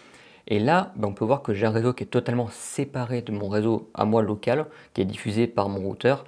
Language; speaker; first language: French; native; French